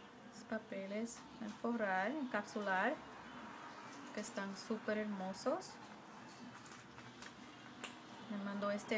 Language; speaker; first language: Spanish; early bilingual, heritage; Spanish